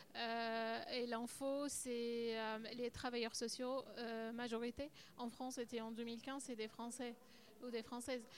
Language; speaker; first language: French; non-native, fluent; Arabic